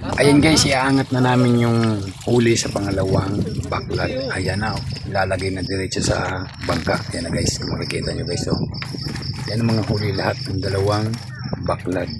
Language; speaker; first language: Filipino; non-native, local second language; Bikol